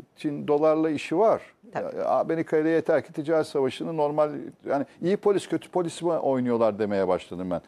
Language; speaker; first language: Turkish; native; Turkish